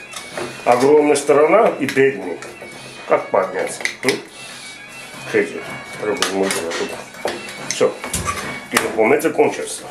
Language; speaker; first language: Russian; non-native, local second language; Armenian